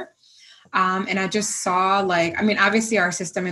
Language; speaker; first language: English; non-native, local second language; Swahili